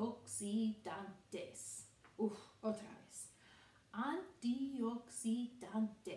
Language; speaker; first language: Spanish; non-native, fluent; English